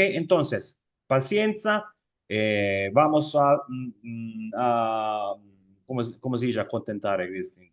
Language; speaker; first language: Spanish; non-native, fluent; Italian